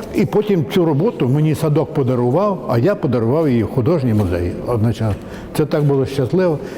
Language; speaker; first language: Ukrainian; native; Ukrainian